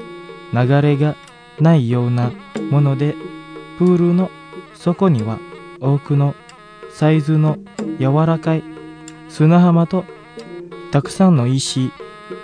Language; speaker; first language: Japanese; non-native, fluent; Indonesian